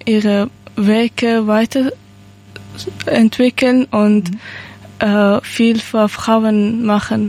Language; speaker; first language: German; non-native, learner; Persian